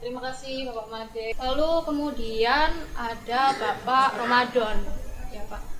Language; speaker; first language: Indonesian; native; Indonesian